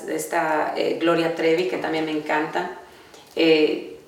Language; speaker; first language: Spanish; native; Spanish